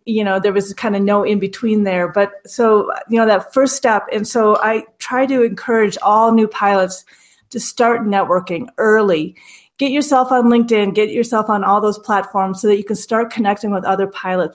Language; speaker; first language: English; native; English